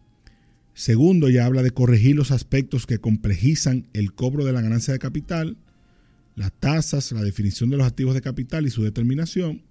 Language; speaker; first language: Spanish; native; Spanish